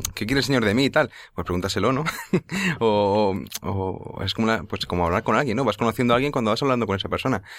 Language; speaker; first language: Spanish; native; Spanish